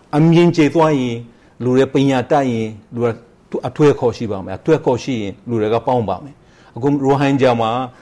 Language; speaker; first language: Burmese; non-native, local second language; Rohingya